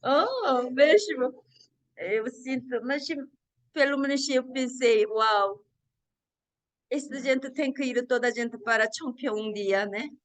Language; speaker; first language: Portuguese; non-native, learner; Korean